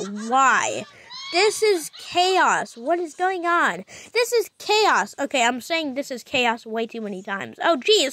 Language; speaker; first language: English; native; English